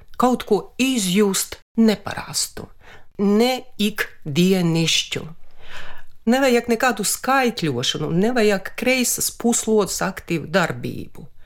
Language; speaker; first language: Latvian; non-native, local second language; Russian